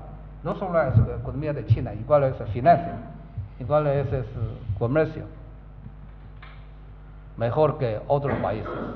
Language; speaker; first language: Spanish; non-native, learner; Chinese